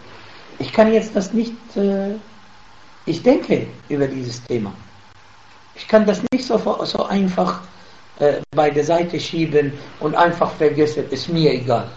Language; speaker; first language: German; non-native, fluent; Arabic